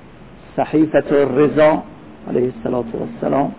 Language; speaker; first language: Persian; native; Persian